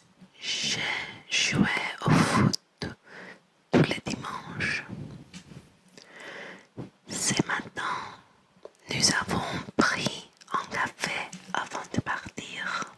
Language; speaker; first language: French; non-native, learner; English